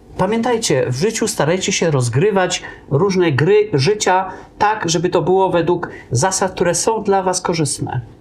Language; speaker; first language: Polish; native; Polish